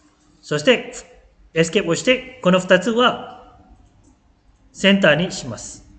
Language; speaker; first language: Japanese; non-native, fluent; Malay